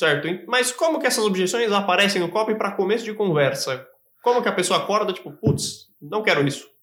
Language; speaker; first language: Portuguese; native; Portuguese